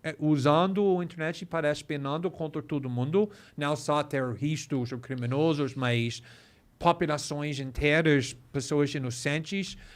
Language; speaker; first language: Portuguese; non-native, fluent; English